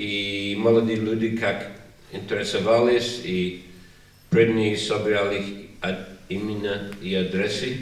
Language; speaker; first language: Russian; non-native, learner; English